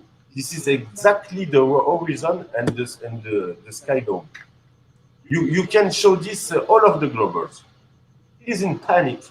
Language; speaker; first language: English; non-native, learner; French